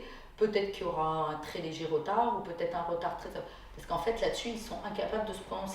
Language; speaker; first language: French; native; French